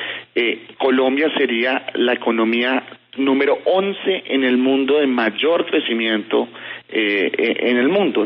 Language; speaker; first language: Spanish; native; Spanish